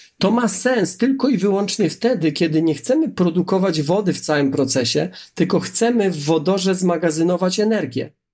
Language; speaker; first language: Polish; native; Polish